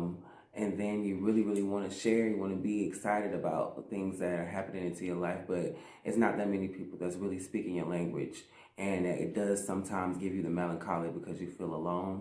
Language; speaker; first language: English; native; English